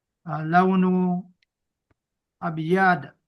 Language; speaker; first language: Arabic; non-native, learner; Indonesian